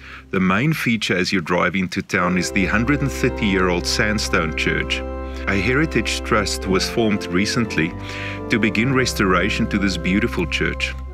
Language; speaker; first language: English; non-native, local second language; Afrikaans